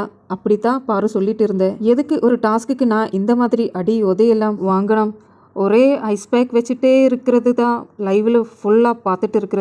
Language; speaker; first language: Tamil; non-native, fluent; Malayalam